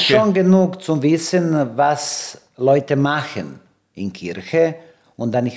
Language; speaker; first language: German; non-native, learner; Serbian